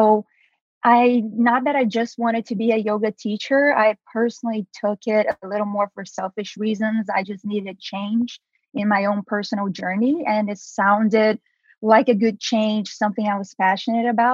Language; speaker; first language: English; non-native, fluent; Portuguese